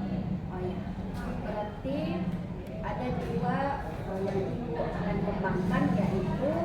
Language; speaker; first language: Indonesian; native; Indonesian